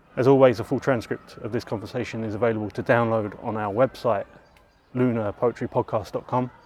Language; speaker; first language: English; native; English